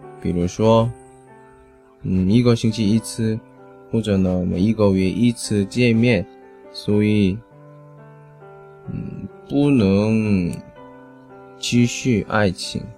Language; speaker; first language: Chinese; non-native, fluent; Korean